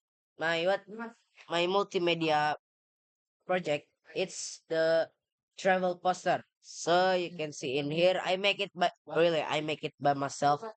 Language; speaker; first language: English; non-native, learner; Indonesian